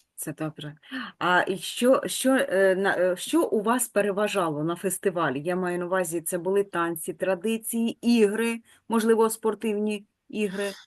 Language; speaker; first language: Ukrainian; native; Ukrainian